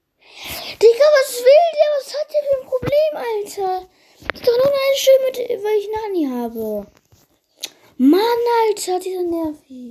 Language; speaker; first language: German; native; German